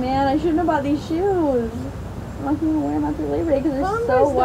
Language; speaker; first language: English; native; English